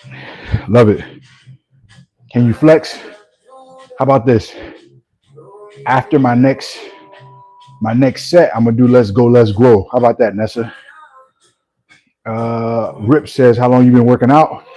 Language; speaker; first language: English; native; English